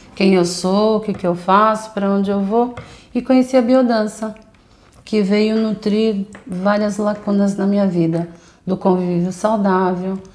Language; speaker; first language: Portuguese; native; Portuguese